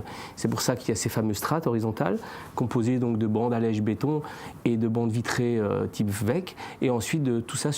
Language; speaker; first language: French; native; French